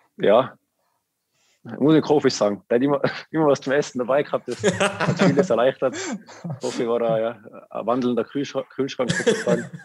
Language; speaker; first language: German; native; German